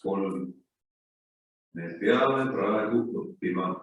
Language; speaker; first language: Estonian; non-native, learner; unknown